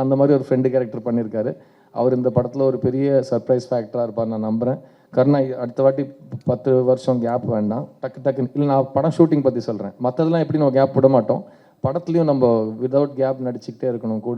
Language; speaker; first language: Tamil; native; Tamil